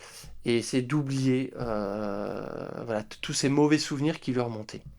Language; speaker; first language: French; native; French